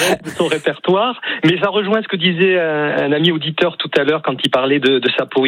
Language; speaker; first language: French; native; French